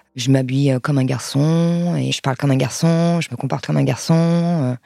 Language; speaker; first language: French; early bilingual, other home language; Arabic